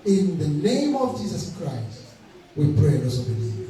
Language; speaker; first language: English; non-native, local second language; Swahili